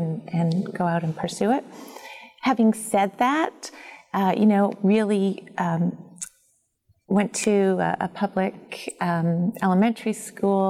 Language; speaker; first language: English; native; English